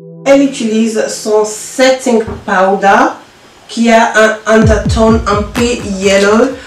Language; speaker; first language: French; non-native, local second language; Lingala